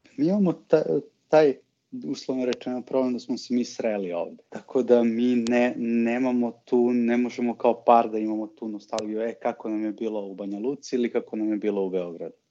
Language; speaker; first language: Serbian; native; Serbian